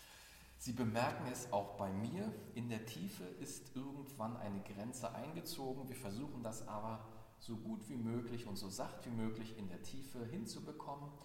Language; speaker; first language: German; native; German